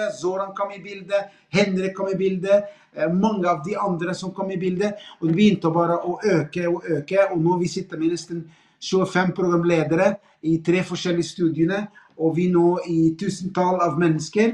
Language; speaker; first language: Swedish; non-native, fluent; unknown